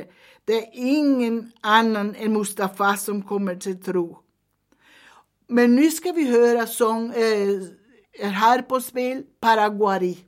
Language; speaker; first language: Swedish; early bilingual, heritage; Swedish